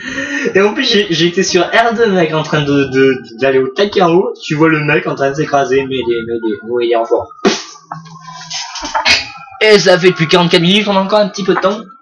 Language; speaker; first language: French; native; French